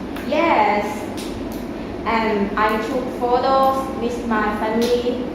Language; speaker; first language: English; non-native, learner; Thai